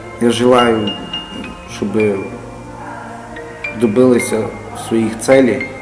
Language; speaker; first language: Ukrainian; non-native, local second language; Romany